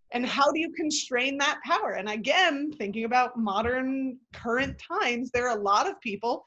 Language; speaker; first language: English; native; English